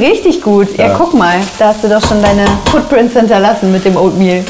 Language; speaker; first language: German; native; German